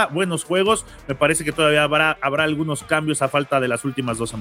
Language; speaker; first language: Spanish; native; Spanish